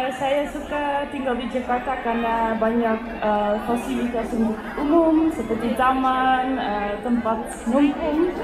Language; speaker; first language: Indonesian; non-native, fluent; Japanese